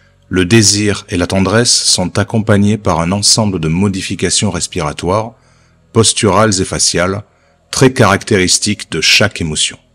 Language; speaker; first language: French; native; French